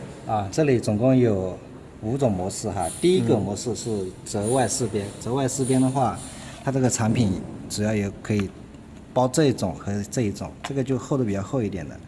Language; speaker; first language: Chinese; native; Chinese